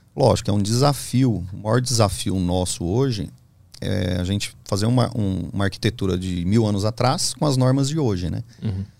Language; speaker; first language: Portuguese; native; Portuguese